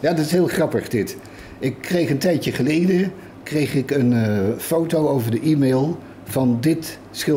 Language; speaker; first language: Dutch; native; Dutch